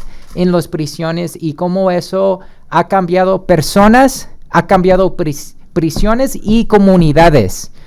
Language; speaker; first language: Spanish; early bilingual, heritage; Spanish